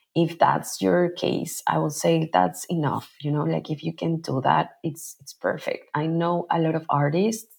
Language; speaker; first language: English; non-native, fluent; Spanish